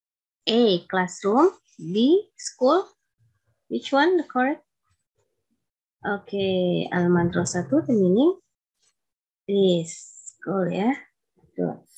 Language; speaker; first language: English; non-native, learner; Indonesian